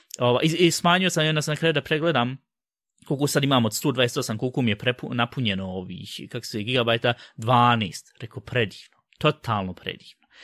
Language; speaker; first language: Bosnian; early bilingual, heritage; Bosnian